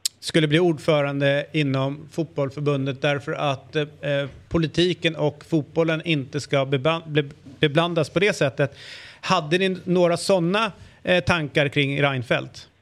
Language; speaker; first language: Swedish; native; Swedish